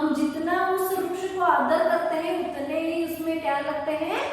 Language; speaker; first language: Hindi; non-native, local second language; Kannada